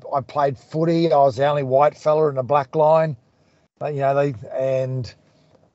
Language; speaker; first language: English; native; English